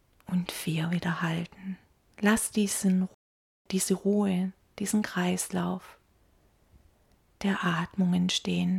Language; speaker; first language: German; native; German